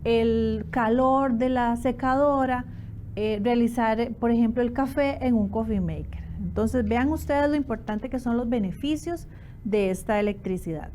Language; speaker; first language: Spanish; native; Spanish